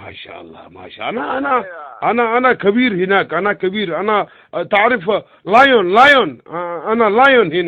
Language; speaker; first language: Arabic; non-native, learner; Somali